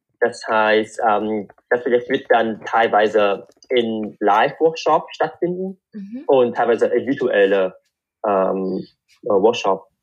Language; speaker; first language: German; non-native, fluent; Vietnamese